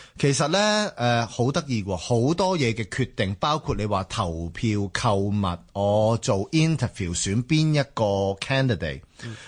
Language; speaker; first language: Cantonese; native; Cantonese